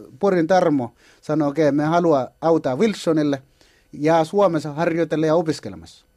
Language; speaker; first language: Finnish; non-native, learner; Kalenjin